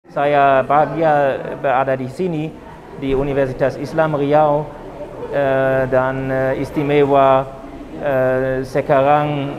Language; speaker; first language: Indonesian; non-native, fluent; German